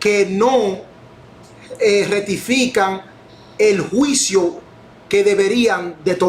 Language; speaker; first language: Spanish; non-native, fluent; English